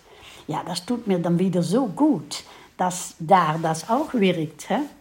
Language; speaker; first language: German; non-native, fluent; Dutch